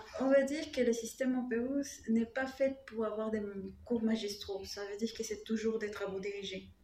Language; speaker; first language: French; non-native, fluent; Spanish